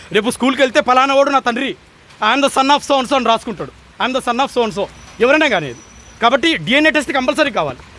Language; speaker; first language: Telugu; native; Telugu